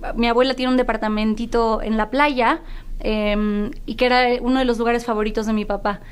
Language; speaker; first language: Spanish; native; Spanish